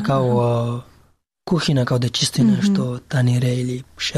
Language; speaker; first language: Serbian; non-native, learner; Pashto